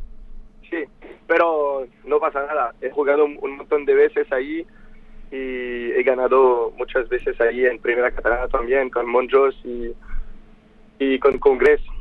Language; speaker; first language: Spanish; non-native, fluent; French